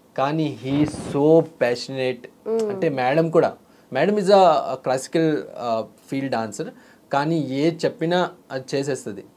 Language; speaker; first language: Telugu; native; Telugu